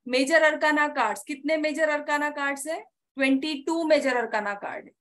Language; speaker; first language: Hindi; non-native, local second language; Marathi